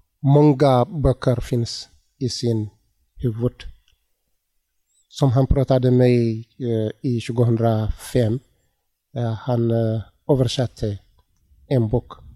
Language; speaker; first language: Swedish; non-native, learner; Tigrinya